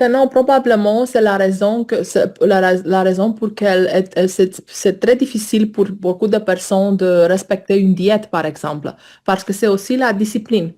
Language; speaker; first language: French; non-native, fluent; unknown